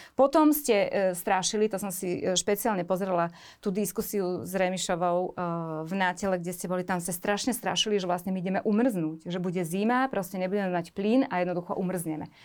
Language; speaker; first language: Slovak; native; Slovak